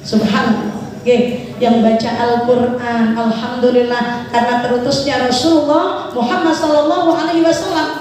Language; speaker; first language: Indonesian; non-native, local second language; Javanese